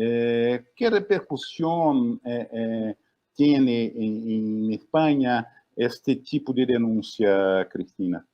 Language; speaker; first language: Spanish; non-native, learner; Portuguese